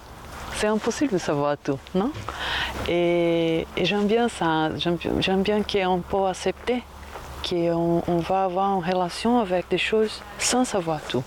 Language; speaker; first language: French; non-native, fluent; Portuguese